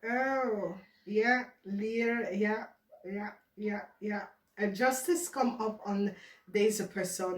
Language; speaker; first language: Dutch; non-native, learner; English